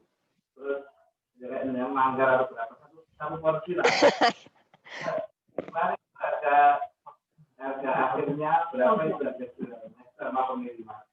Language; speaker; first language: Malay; non-native, local second language; Javanese